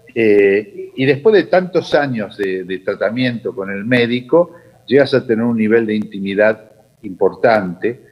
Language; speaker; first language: Spanish; native; Spanish